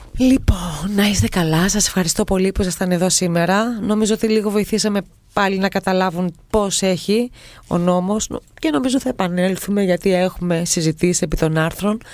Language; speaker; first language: Greek; native; Greek